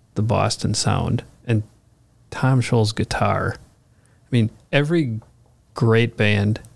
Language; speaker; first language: English; native; English